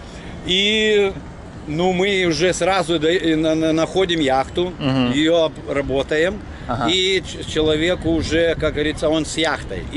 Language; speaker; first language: Russian; non-native, local second language; Lithuanian